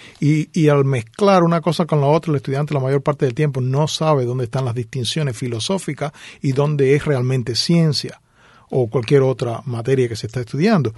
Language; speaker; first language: Spanish; native; Spanish